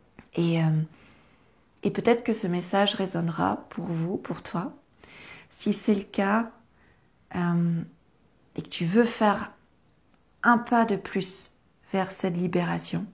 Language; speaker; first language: French; native; French